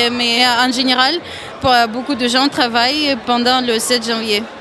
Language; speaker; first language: French; non-native, learner; Russian